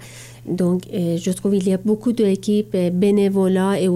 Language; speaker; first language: French; non-native, learner; Persian